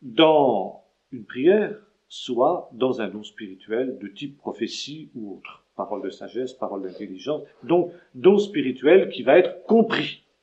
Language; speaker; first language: French; native; French